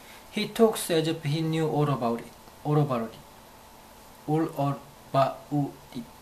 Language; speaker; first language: English; non-native, fluent; Korean